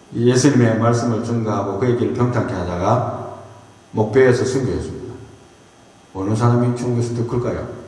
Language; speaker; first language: Korean; native; Korean